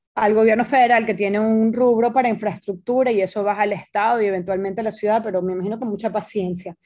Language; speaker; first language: Spanish; native; Spanish